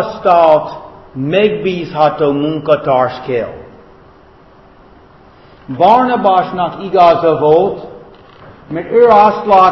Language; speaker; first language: Hungarian; non-native, fluent; English